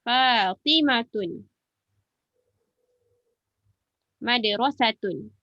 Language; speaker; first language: Arabic; non-native, fluent; Malay